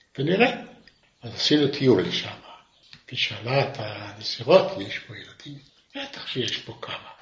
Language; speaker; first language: Hebrew; non-native, fluent; Yiddish